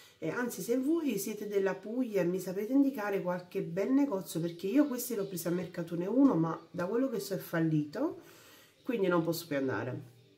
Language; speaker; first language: Italian; native; Italian